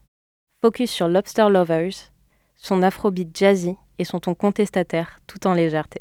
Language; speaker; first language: French; native; French